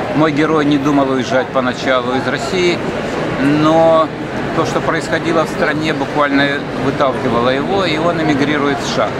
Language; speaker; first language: Russian; native; Russian